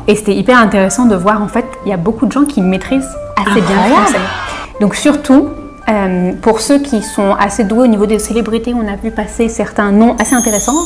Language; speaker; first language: French; native; French